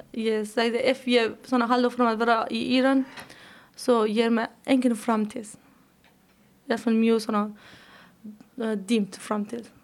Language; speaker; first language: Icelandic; non-native, learner; Persian